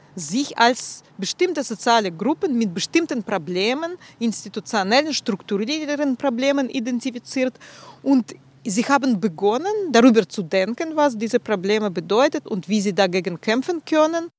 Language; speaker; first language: German; non-native, fluent; Russian